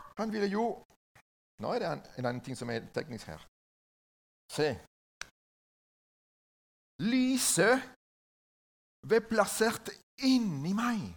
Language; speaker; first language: Norwegian; non-native, learner; Spanish